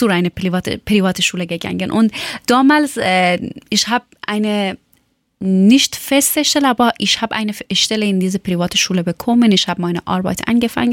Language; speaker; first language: German; non-native, learner; Persian